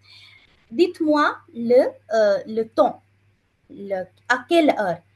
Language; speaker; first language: French; non-native, fluent; Bangla